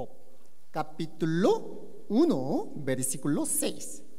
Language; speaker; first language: Spanish; non-native, learner; Korean